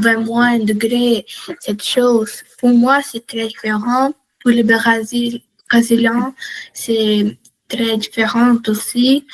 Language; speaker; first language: French; early bilingual, other home language; Portuguese